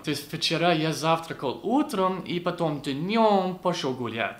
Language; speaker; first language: Russian; non-native, fluent; English